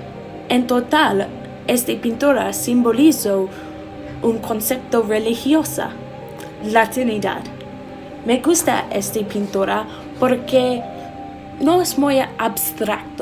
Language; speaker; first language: Spanish; non-native, learner; English